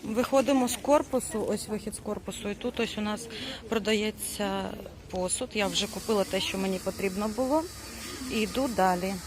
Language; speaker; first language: Ukrainian; native; Ukrainian